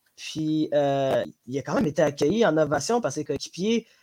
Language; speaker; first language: French; non-native, local second language; Somali